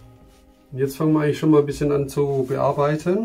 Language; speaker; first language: German; native; German